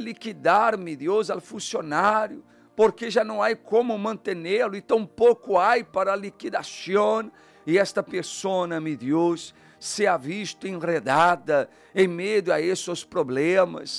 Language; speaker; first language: Spanish; non-native, fluent; Portuguese